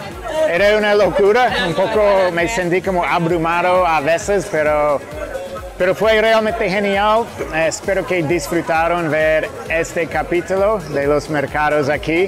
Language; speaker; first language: Spanish; non-native, fluent; English